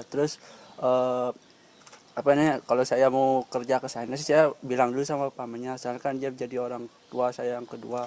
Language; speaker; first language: Indonesian; non-native, local second language; Balinese